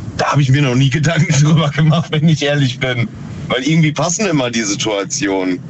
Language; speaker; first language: German; native; German